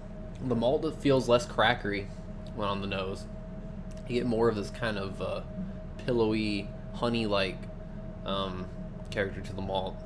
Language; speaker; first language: English; native; English